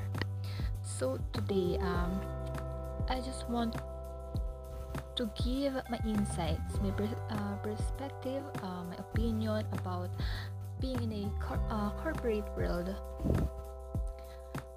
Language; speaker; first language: English; non-native, local second language; Filipino